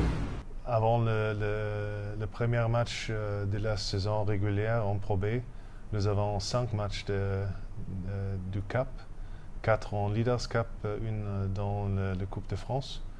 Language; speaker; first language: French; non-native, fluent; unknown